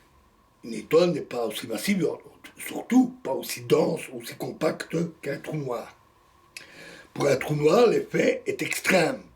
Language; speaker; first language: French; native; French